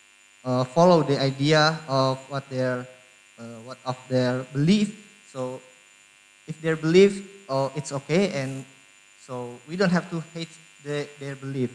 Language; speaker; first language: English; non-native, learner; Indonesian